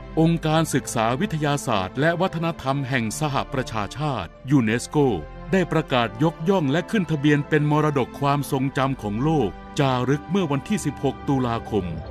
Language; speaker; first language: Thai; native; Thai